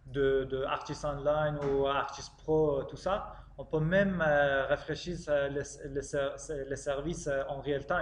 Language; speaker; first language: French; non-native, fluent; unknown